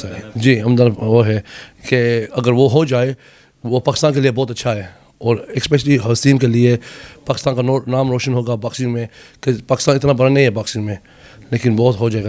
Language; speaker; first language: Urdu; early bilingual, heritage; Urdu